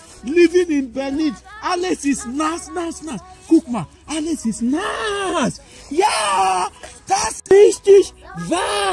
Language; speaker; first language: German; non-native, learner; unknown